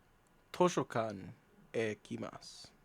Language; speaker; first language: Japanese; non-native, learner; English